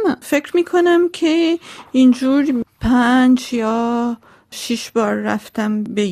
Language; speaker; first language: Persian; non-native, local second language; Armenian